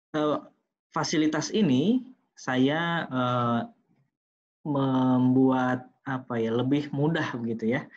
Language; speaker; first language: Indonesian; non-native, local second language; Sundanese